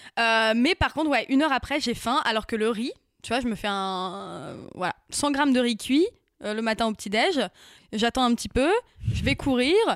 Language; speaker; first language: French; native; French